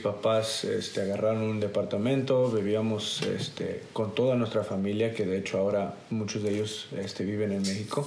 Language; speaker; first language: Spanish; early bilingual, heritage; Spanish